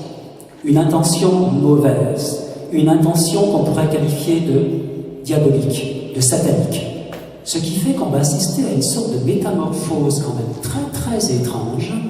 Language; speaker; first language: French; native; French